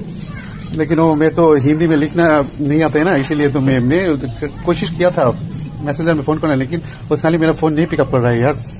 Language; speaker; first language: Hindi; non-native, learner; Bangla